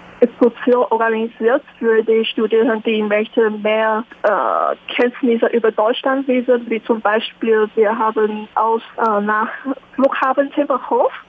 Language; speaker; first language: German; non-native, learner; Chinese